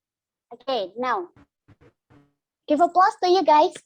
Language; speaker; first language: English; non-native, learner; Indonesian